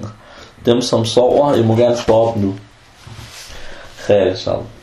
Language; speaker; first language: Danish; non-native, fluent; Arabic